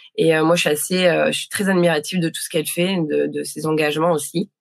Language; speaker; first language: French; native; French